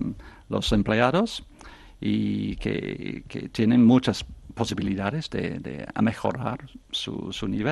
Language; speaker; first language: Spanish; non-native, fluent; English